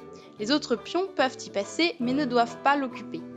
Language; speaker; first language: French; native; French